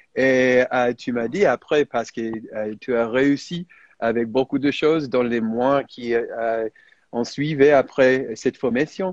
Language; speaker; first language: French; non-native, fluent; English